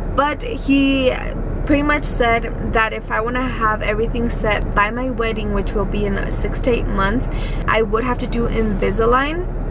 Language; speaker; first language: English; early bilingual, other home language; Spanish